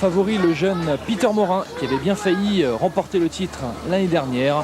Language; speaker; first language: French; native; French